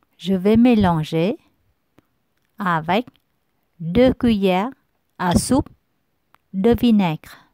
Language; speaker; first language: French; non-native, learner; Vietnamese